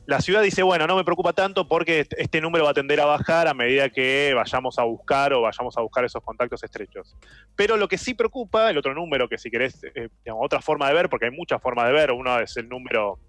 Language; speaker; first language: Spanish; native; Spanish